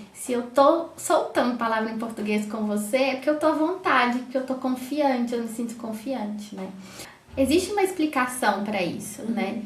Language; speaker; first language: Portuguese; native; Portuguese